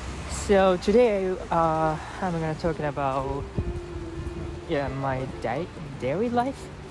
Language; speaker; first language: English; non-native, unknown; Japanese